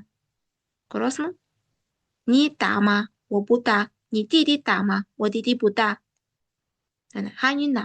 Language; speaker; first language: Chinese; non-native, fluent; Uzbek